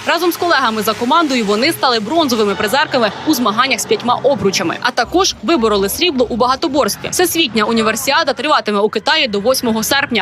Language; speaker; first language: Ukrainian; native; Ukrainian